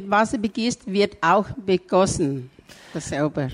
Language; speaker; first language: German; non-native, learner; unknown